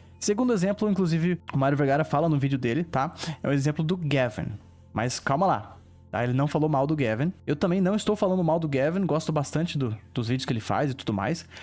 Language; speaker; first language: Portuguese; native; Portuguese